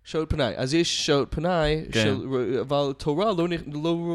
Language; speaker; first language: Hebrew; non-native, fluent; English